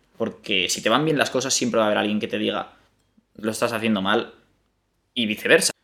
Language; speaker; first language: Spanish; native; Spanish